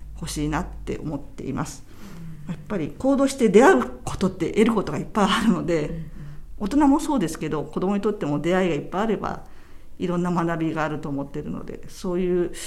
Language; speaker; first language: Japanese; native; Japanese